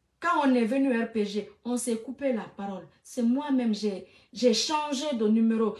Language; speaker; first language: French; non-native, local second language; Fula